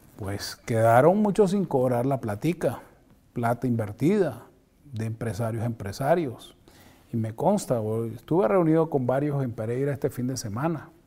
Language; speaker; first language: Spanish; native; Spanish